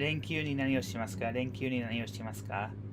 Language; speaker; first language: Japanese; non-native, learner; English